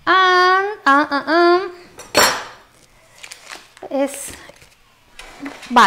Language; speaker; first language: English; non-native, learner; Spanish